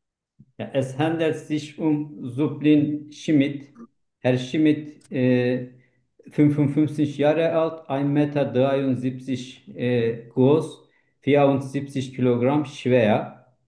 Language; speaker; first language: German; non-native, learner; Turkish